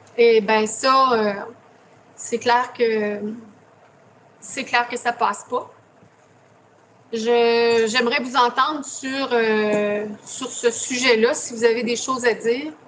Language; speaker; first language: French; native; French